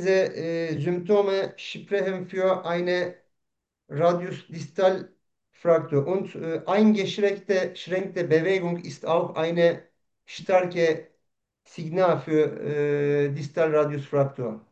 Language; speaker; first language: German; non-native, fluent; Turkish